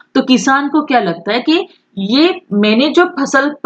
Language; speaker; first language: Hindi; non-native, local second language; Marathi